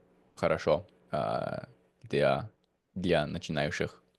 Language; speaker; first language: Russian; non-native, fluent; English